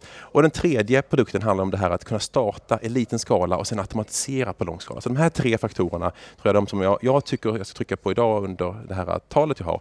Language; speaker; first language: Swedish; native; Swedish